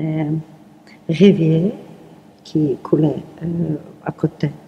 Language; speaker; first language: French; non-native, learner; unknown